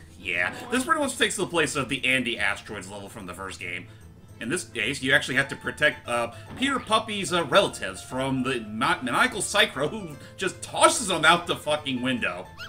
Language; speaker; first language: English; native; English